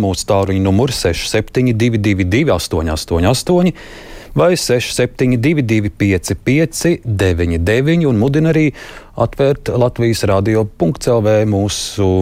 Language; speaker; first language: Latvian; native; Latvian